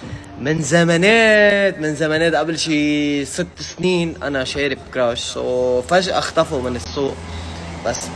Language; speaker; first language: Arabic; native; Arabic